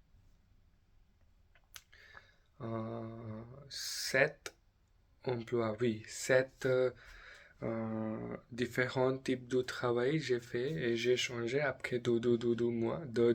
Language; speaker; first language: French; non-native, learner; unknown